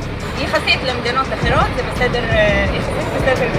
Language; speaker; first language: Hebrew; non-native, local second language; Arabic